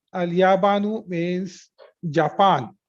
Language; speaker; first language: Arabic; non-native, fluent; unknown